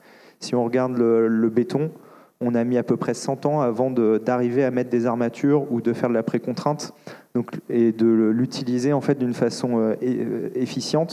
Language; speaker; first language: French; native; French